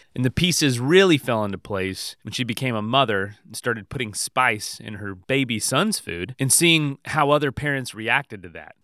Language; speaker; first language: English; native; English